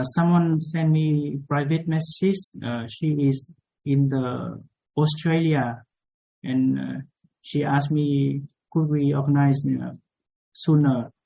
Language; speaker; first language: English; non-native, learner; Vietnamese